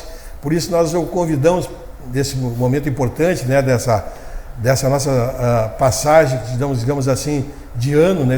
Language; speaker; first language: Portuguese; native; Portuguese